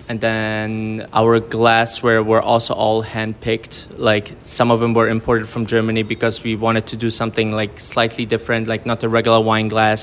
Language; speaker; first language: English; non-native, fluent; German